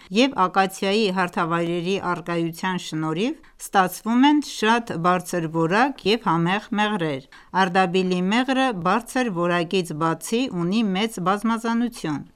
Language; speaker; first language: Armenian; early bilingual, heritage; Armenian